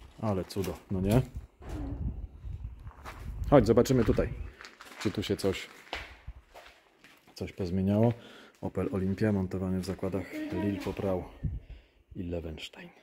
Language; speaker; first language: Polish; native; Polish